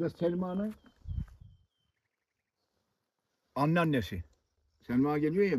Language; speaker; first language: Turkish; native; Turkish